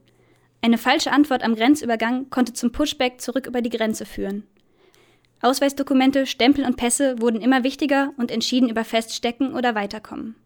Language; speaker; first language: German; native; German